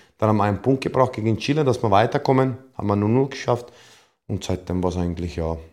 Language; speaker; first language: German; non-native, fluent; Croatian